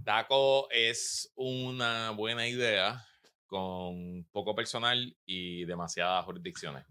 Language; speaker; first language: Spanish; native; Spanish